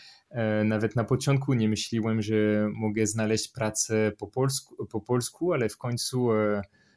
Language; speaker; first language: Polish; non-native, learner; French